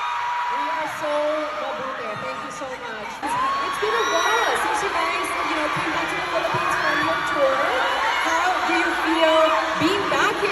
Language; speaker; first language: English; non-native, local second language; Filipino